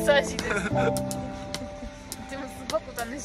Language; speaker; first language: Japanese; non-native, learner; German